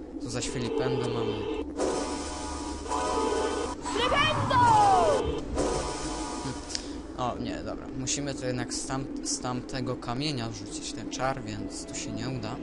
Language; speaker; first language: Polish; native; Polish